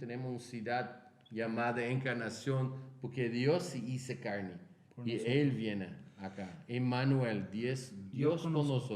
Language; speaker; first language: Spanish; non-native, fluent; Portuguese